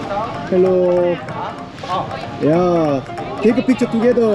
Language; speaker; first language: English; non-native, learner; Korean